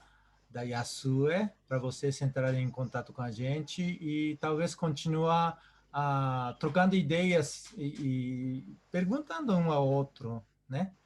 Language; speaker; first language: Portuguese; non-native, fluent; Japanese